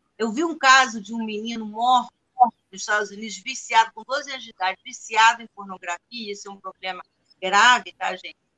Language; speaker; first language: Portuguese; non-native, fluent; Spanish